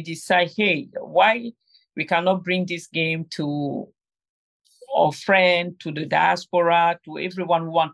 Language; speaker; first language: English; non-native, local second language; French